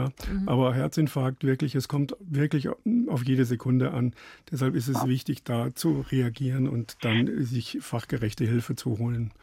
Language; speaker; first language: German; native; German